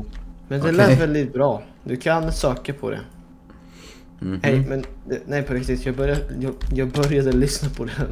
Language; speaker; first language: Swedish; non-native, fluent; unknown